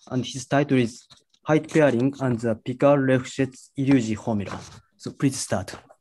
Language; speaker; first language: English; non-native, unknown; Japanese